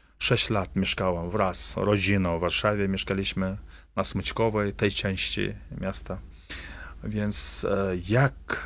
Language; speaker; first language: Polish; non-native, fluent; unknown